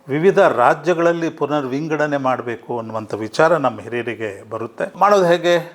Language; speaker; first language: Kannada; non-native, local second language; Urdu